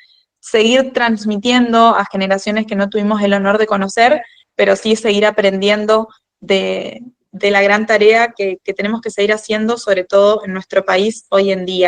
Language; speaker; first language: Spanish; native; Spanish